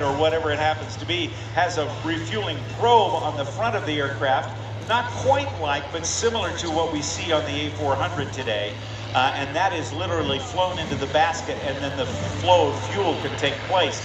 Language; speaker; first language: English; native; English